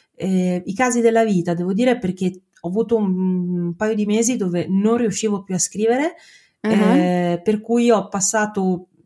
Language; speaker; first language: Italian; native; Italian